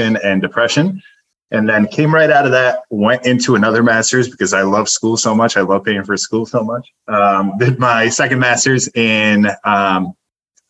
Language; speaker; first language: English; early bilingual, other home language; Turkish